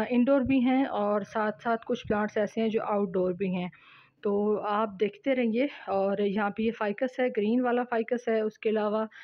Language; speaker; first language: Urdu; native; Urdu